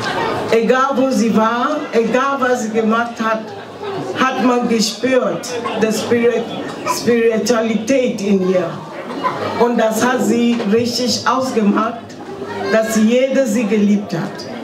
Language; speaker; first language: German; non-native, fluent; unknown